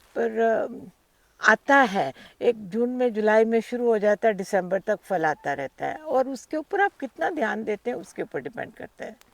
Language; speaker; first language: Hindi; non-native, local second language; Punjabi